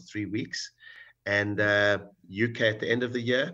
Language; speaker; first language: English; native; English